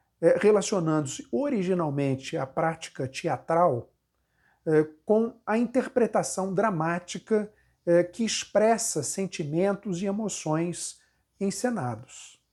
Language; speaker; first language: Portuguese; native; Portuguese